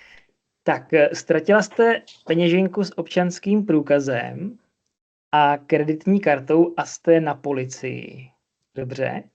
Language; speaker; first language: Czech; non-native, fluent; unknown